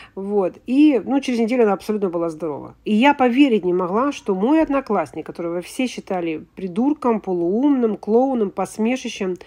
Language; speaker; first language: Russian; native; Russian